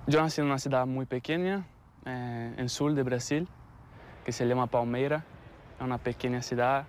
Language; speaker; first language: Spanish; non-native, fluent; Portuguese